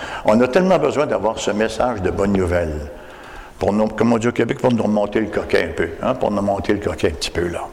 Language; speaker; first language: French; native; French